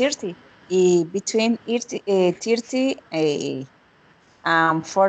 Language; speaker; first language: English; non-native, learner; Spanish